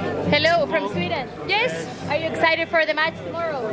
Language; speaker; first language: English; non-native, learner; Spanish